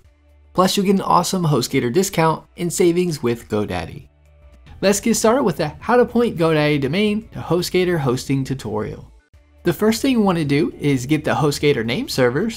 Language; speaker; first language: English; native; English